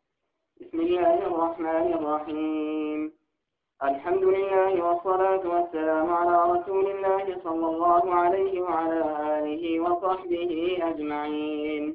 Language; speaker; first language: Arabic; native; Arabic